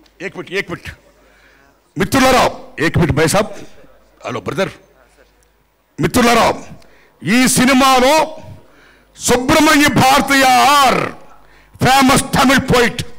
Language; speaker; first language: Telugu; native; Telugu